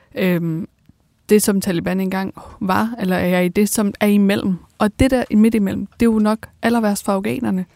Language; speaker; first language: Danish; early bilingual, other home language; Persian